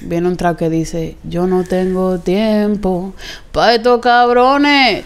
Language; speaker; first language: Spanish; early bilingual, heritage; Spanish